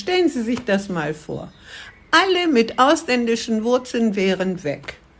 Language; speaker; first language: German; early bilingual, other home language; Kurdish